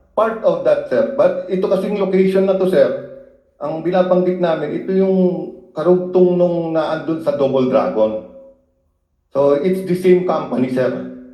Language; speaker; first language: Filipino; native; Filipino